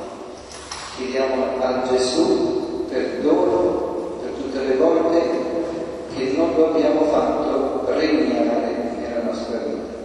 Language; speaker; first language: Italian; native; Italian